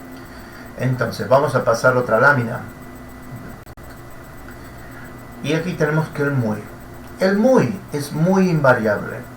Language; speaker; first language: Spanish; non-native, fluent; Portuguese